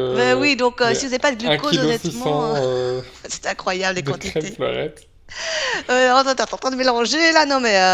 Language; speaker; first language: French; native; French